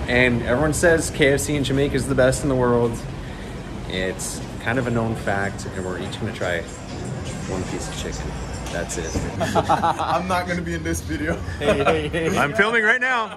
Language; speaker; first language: English; native; English